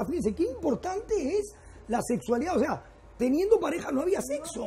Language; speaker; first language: Spanish; native; Spanish